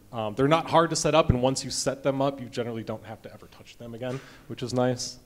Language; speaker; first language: English; native; English